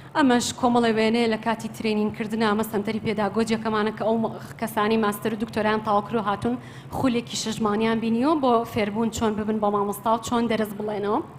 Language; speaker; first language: Central Kurdish; native; Central Kurdish